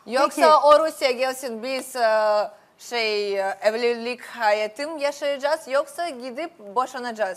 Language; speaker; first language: Turkish; non-native, learner; Russian